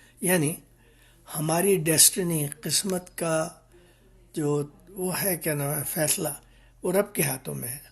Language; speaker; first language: Urdu; native; Urdu